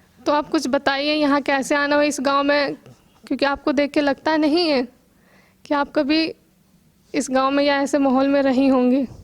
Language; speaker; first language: Hindi; native; Hindi